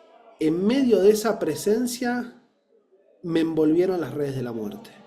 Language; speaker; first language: Spanish; native; Spanish